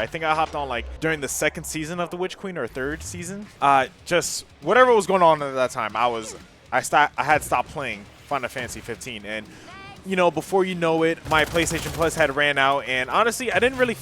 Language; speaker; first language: English; native; English